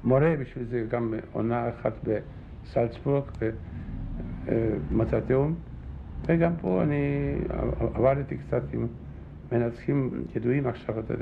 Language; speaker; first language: Hebrew; non-native, fluent; Czech